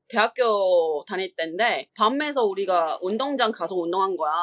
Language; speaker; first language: Korean; non-native, learner; Chinese